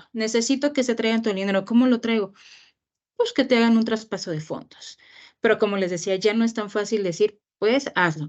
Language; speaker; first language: Spanish; native; Spanish